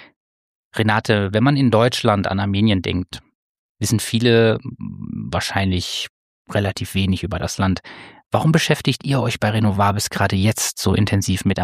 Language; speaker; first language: German; native; German